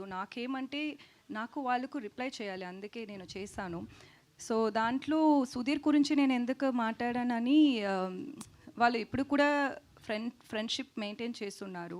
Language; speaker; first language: Telugu; non-native, learner; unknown